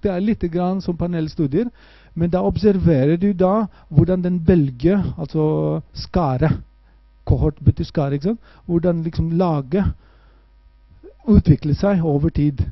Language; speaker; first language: Norwegian; non-native, fluent; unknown